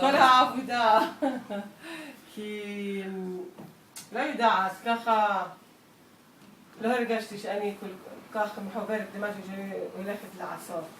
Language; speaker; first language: Hebrew; non-native, local second language; Arabic